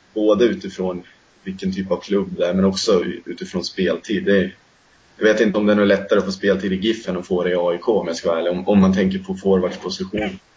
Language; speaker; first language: Swedish; native; Swedish